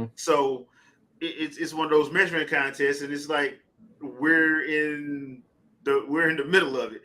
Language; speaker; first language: English; native; English